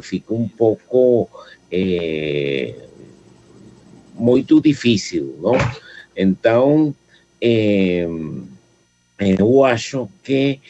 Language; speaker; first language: Portuguese; non-native, fluent; Spanish